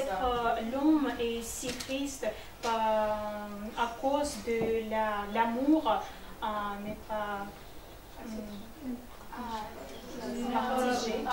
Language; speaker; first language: French; non-native, learner; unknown